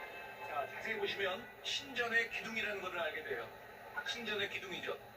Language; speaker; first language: Korean; native; Korean